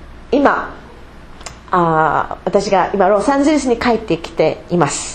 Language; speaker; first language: Japanese; non-native, fluent; English